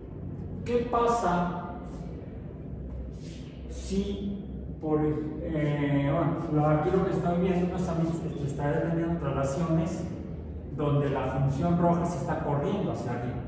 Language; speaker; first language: Spanish; native; Spanish